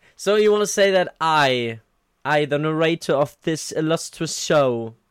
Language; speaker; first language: English; non-native, fluent; German